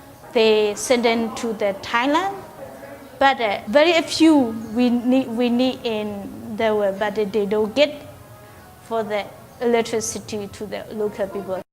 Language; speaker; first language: English; non-native, learner; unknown